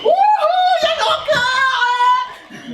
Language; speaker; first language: French; native; French